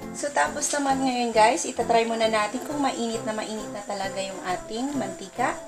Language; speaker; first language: Filipino; non-native, local second language; Cebuano